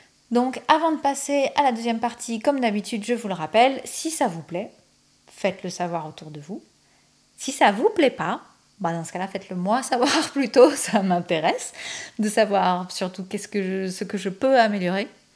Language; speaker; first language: French; native; French